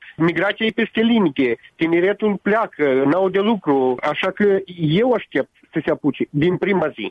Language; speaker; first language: Romanian; native; Romanian